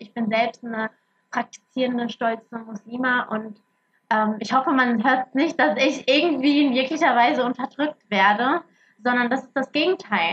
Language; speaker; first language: German; early bilingual, other home language; Arabic